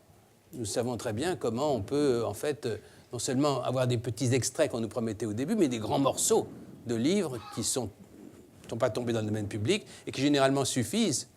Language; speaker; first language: French; native; French